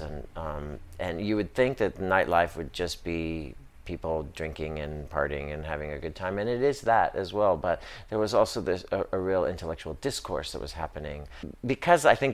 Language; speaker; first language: English; native; English